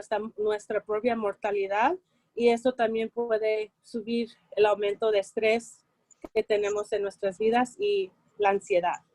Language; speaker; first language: Spanish; early bilingual, heritage; Spanish